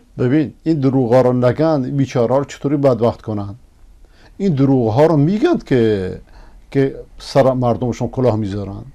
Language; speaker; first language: Persian; non-native, local second language; Baluchi